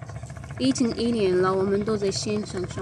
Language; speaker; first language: Chinese; non-native, fluent; Urdu